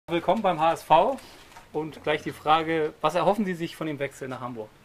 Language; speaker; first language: German; native; German